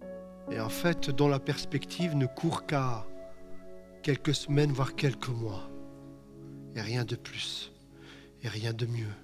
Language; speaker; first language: French; native; French